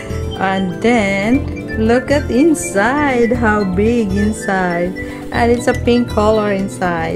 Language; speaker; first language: English; non-native, local second language; Filipino